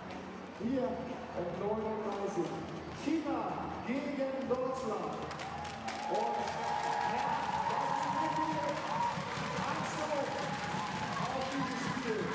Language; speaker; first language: German; native; German